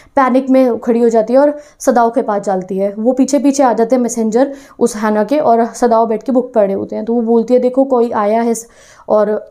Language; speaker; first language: Hindi; non-native, local second language; Punjabi